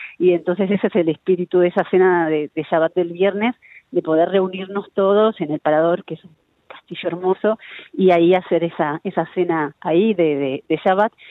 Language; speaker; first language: Spanish; native; Spanish